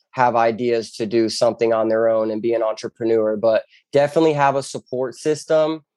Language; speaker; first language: English; native; English